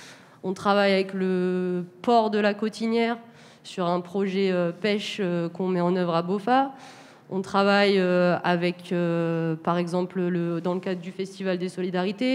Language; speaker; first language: French; native; French